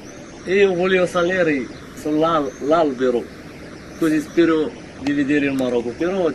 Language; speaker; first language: Italian; non-native, learner; Arabic